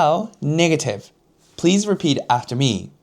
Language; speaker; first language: English; non-native, fluent; Japanese